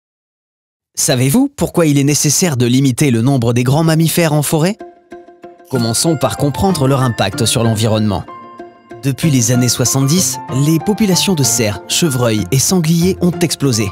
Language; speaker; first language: French; native; French